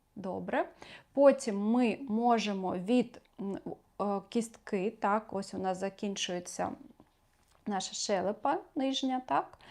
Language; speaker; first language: Ukrainian; non-native, local second language; Russian